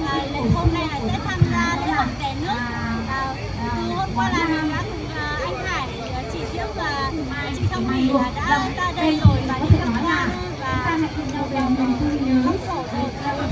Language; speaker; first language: Vietnamese; non-native, local second language; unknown